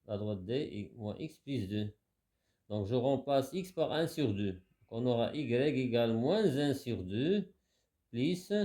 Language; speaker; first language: French; non-native, local second language; Arabic